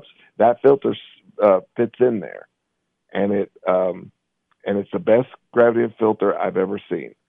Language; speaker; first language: English; native; English